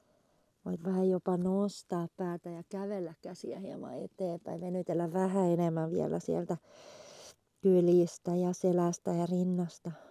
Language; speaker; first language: Finnish; native; Finnish